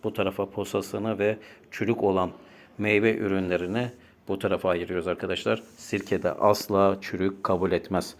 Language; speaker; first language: Turkish; native; Turkish